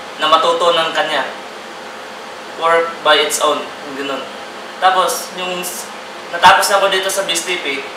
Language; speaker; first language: Filipino; non-native, local second language; Cebuano